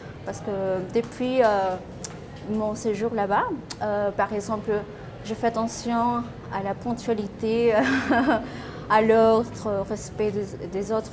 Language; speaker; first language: French; non-native, fluent; Spanish